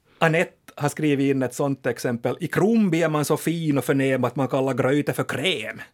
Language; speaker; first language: Swedish; native; Swedish